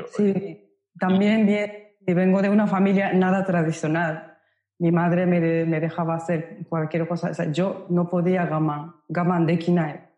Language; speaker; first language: Spanish; non-native, fluent; Japanese